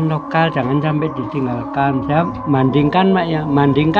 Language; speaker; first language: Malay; non-native, local second language; Javanese